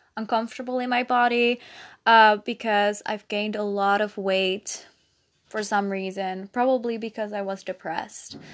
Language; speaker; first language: English; non-native, fluent; Dutch